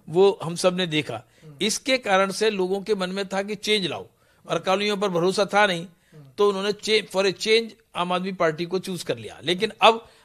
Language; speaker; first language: Hindi; non-native, local second language; Punjabi